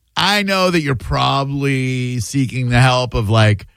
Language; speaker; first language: English; native; English